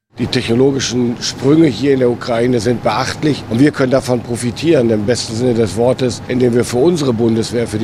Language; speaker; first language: German; native; German